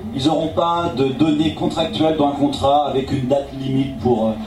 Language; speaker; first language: French; native; French